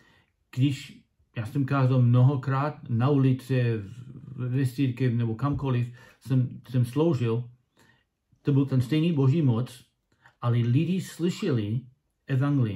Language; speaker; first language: Czech; non-native, learner; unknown